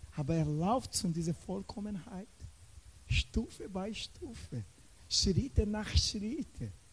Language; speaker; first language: German; non-native, fluent; Portuguese